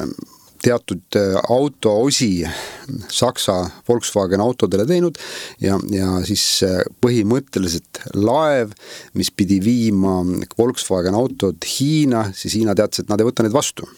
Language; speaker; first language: Estonian; native; Estonian